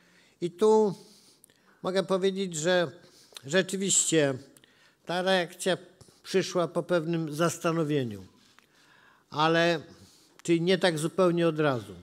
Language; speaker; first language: Polish; native; Polish